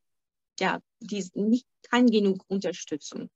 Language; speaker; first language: German; non-native, fluent; Turkish